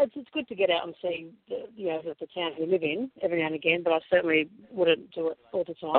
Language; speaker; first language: English; native; English